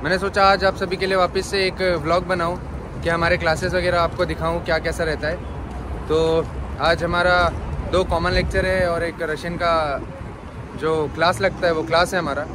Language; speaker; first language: Hindi; native; Hindi